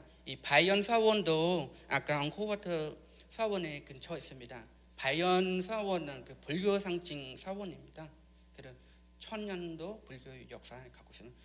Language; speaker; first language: Korean; non-native, learner; Khmer